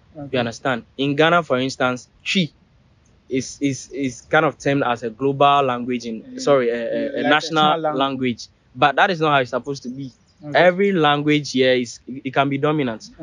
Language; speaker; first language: English; non-native, local second language; Ewe